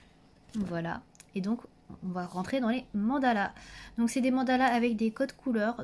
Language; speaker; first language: French; native; French